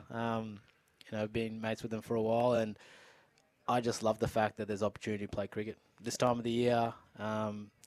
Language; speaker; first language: English; non-native, local second language; Urdu